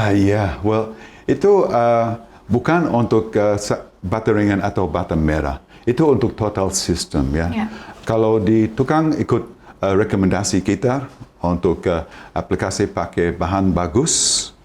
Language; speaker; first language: Indonesian; non-native, fluent; English